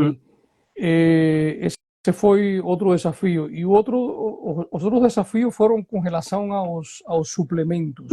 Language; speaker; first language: Portuguese; non-native, fluent; Spanish